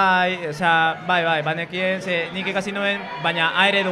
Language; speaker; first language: Basque; non-native, local second language; Spanish